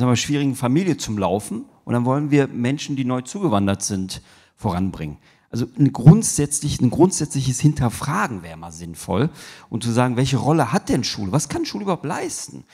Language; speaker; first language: German; early bilingual, other home language; Turkish